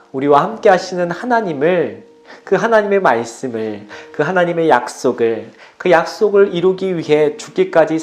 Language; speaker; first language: Korean; native; Korean